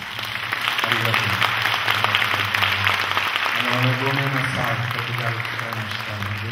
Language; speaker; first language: Japanese; non-native, learner; Portuguese